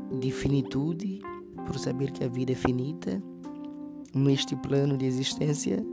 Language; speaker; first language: Portuguese; native; Portuguese